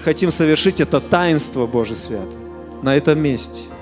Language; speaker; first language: Russian; native; Russian